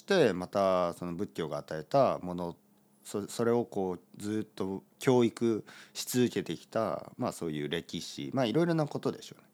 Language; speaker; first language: Japanese; native; Japanese